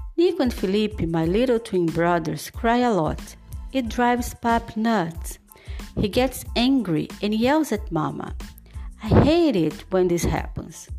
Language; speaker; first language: English; non-native, fluent; Portuguese